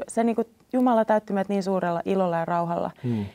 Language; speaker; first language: Finnish; native; Finnish